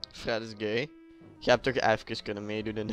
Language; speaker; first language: Dutch; native; Dutch